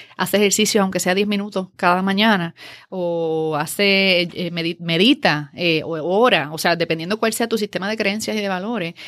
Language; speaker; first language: Spanish; native; Spanish